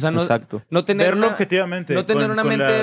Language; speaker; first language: Spanish; native; Spanish